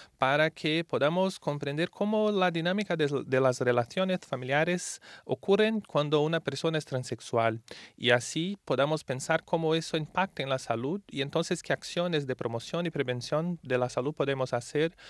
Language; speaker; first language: Spanish; non-native, fluent; Portuguese